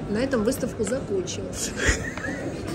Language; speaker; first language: Russian; native; Russian